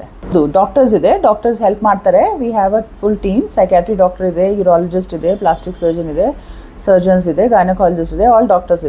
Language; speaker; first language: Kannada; non-native, fluent; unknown